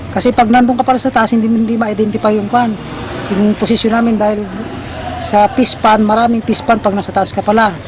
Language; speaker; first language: Filipino; non-native, local second language; Iloko